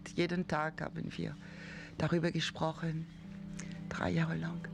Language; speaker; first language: German; non-native, fluent; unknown